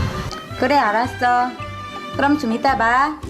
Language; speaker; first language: Korean; non-native, fluent; Indonesian